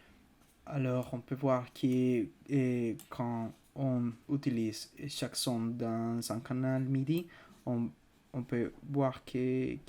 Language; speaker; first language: French; non-native, fluent; Spanish